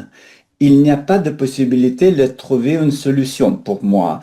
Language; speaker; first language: French; non-native, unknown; Russian